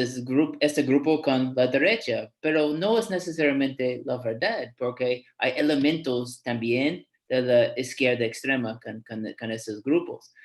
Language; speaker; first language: Spanish; non-native, fluent; English